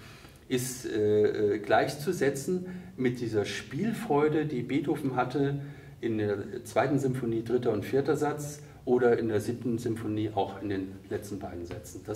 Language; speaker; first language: German; native; German